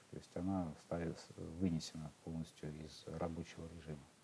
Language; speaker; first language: Russian; native; Russian